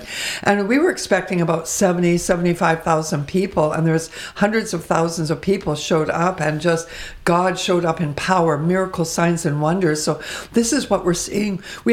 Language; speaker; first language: English; native; English